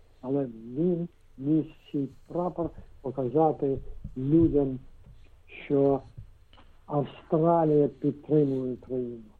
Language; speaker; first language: Ukrainian; non-native, local second language; Russian